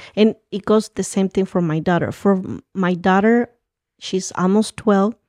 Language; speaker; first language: English; early bilingual, other home language; Spanish